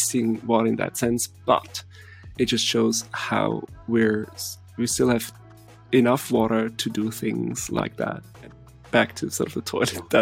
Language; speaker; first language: English; non-native, fluent; Swiss German